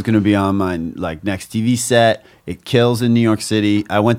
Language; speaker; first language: English; native; English